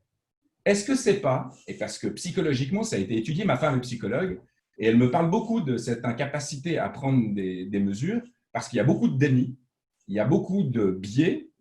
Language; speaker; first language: French; native; French